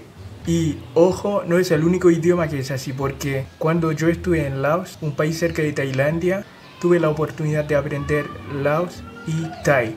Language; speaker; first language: Spanish; non-native, fluent; Haitian Creole